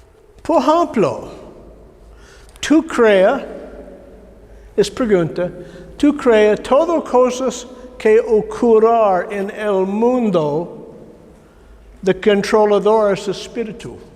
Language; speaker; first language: Spanish; non-native, learner; English